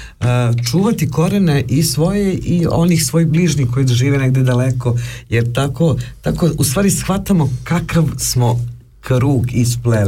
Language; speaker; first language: Serbian; native; Serbian